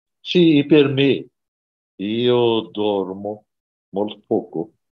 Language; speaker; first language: Italian; non-native, learner; Portuguese